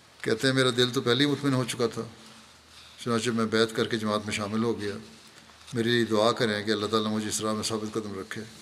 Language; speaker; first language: Urdu; native; Urdu